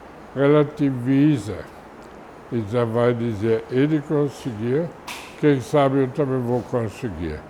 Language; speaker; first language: Portuguese; non-native, fluent; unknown